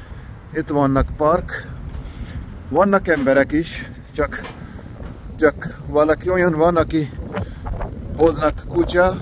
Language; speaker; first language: Hungarian; non-native, learner; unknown